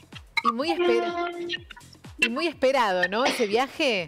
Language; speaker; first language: Spanish; native; Spanish